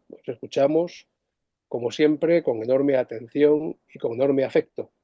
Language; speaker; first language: Spanish; native; Spanish